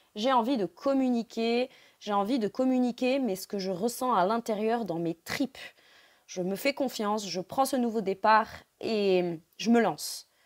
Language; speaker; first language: French; native; French